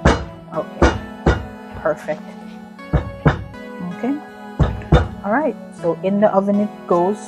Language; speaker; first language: English; native; English